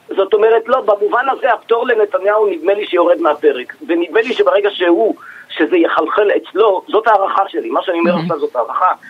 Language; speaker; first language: Hebrew; native; Hebrew